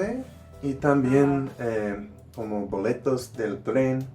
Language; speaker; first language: Spanish; non-native, learner; English